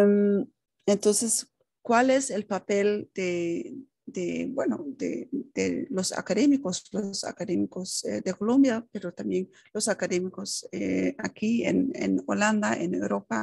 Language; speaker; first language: Spanish; non-native, fluent; Dutch